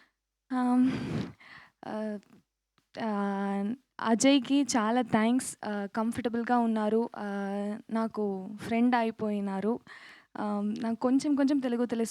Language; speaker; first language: Telugu; early bilingual, heritage; Tamil